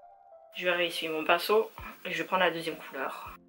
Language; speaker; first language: French; native; French